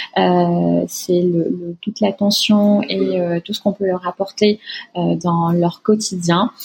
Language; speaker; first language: French; non-native, local second language; Arabic